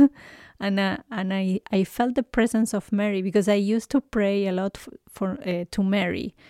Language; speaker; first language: English; non-native, fluent; Spanish